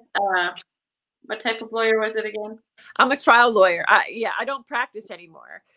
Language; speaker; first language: English; native; English